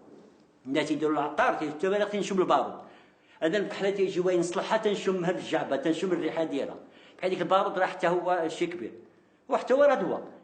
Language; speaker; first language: Arabic; native; Arabic